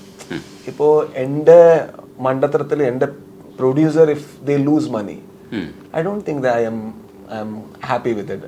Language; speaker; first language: Malayalam; non-native, local second language; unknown